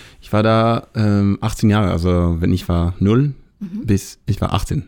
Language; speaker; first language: German; non-native, learner; Hebrew